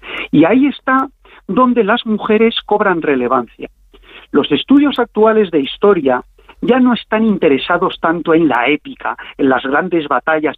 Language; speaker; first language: Spanish; native; Spanish